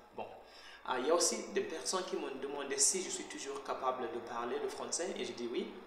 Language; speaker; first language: French; non-native, fluent; Shona